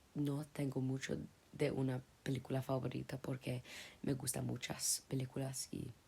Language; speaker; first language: Spanish; non-native, learner; English